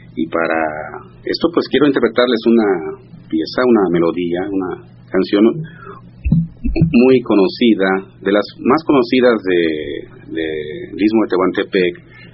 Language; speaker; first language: Spanish; non-native, local second language; Zapotec